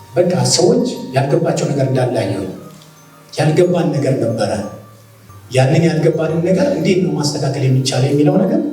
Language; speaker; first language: Amharic; native; Amharic